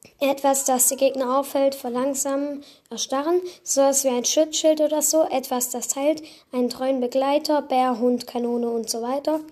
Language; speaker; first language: German; native; German